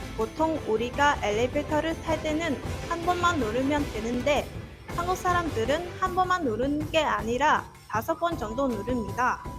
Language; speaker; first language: Korean; non-native, learner; Vietnamese